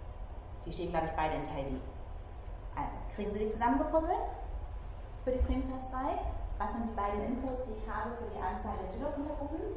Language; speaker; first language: German; native; German